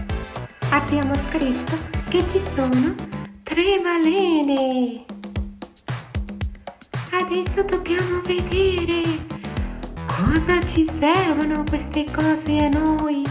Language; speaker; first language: Italian; non-native, fluent; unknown